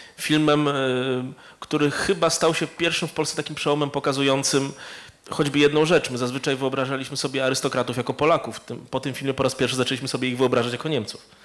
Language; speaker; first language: Polish; native; Polish